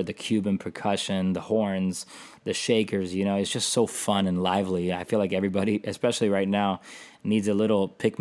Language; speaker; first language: English; native; English